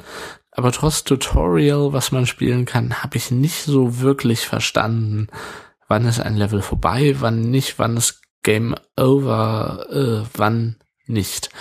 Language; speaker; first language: German; native; German